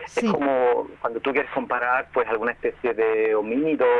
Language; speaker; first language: Spanish; native; Spanish